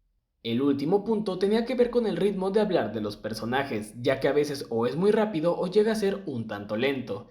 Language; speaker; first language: Spanish; native; Spanish